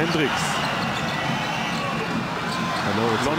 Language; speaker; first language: Hebrew; native; Hebrew